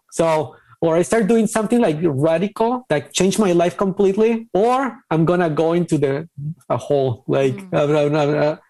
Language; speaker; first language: English; non-native, fluent; Spanish